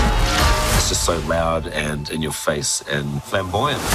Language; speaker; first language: English; native; English